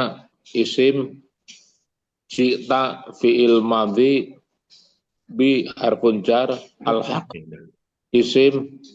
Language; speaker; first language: Arabic; non-native, learner; Indonesian